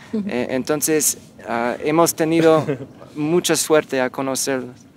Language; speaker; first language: Spanish; non-native, fluent; English